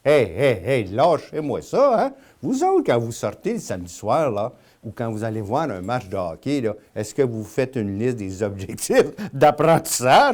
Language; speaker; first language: French; native; French